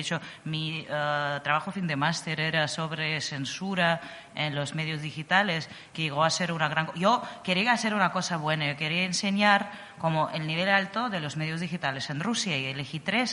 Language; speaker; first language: Spanish; non-native, fluent; Russian